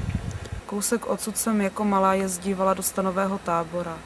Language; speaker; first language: Czech; native; Czech